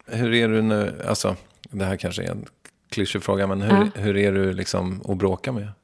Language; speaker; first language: Swedish; native; Swedish